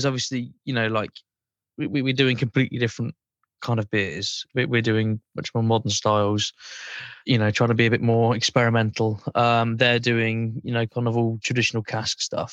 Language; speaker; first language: English; native; English